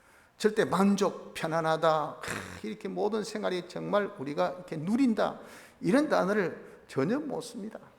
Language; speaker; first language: Korean; native; Korean